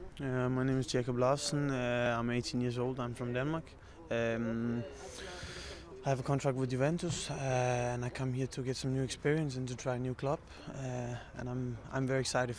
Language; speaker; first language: English; non-native, learner; Danish